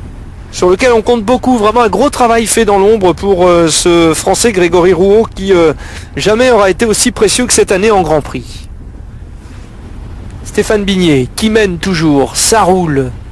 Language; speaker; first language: French; native; French